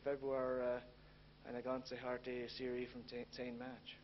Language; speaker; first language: German; non-native, learner; English